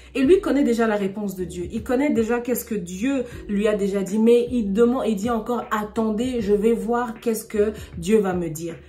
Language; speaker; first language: French; non-native, local second language; Lingala